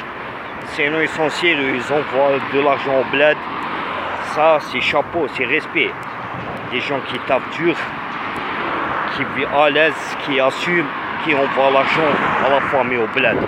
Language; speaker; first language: French; non-native, local second language; Arabic